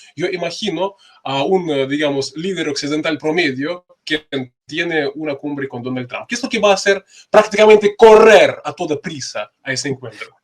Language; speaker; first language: Spanish; non-native, fluent; Russian